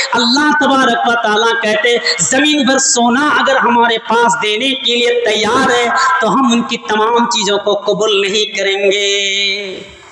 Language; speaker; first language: Urdu; non-native, local second language; Bangla